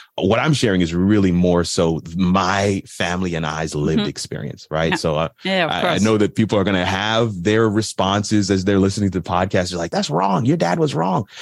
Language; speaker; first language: English; native; English